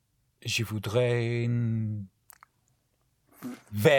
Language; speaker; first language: French; non-native, learner; English